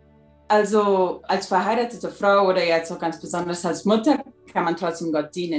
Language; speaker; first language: German; early bilingual, heritage; German